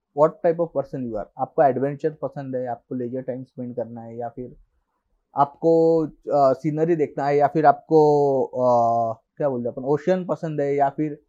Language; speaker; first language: Hindi; non-native, local second language; Marathi